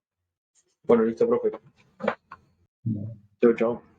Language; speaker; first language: Spanish; native; Spanish